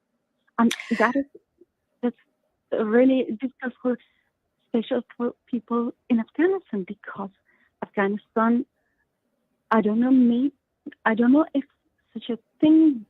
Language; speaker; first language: English; non-native, learner; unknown